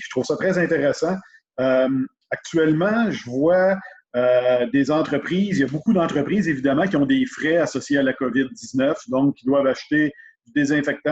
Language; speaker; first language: French; native; French